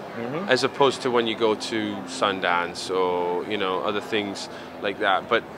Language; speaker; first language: English; native; English